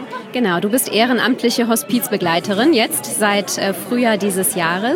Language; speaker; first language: German; native; German